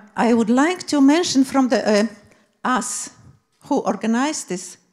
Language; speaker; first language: English; non-native, fluent; Polish